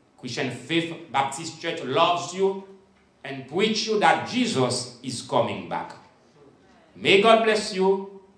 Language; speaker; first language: English; non-native, learner; Haitian Creole